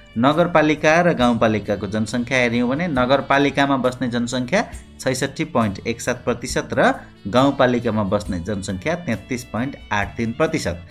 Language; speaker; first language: Nepali; native; Nepali